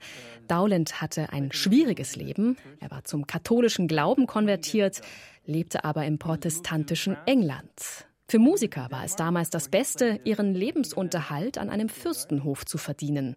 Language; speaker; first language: German; native; German